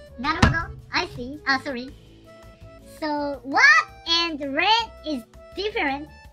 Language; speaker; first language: English; non-native, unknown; Japanese